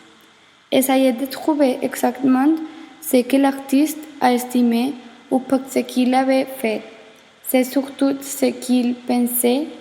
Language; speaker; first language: French; non-native, learner; Spanish